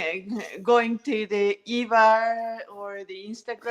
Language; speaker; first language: English; non-native, learner; Japanese